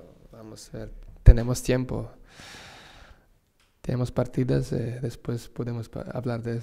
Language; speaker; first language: Spanish; non-native, learner; Serbian